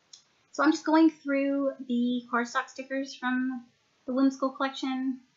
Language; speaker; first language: English; native; English